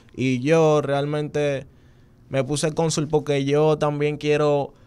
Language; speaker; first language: Spanish; native; Spanish